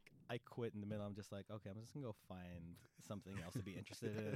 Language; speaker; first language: English; native; English